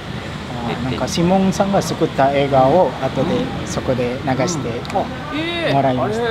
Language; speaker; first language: Japanese; non-native, learner; Indonesian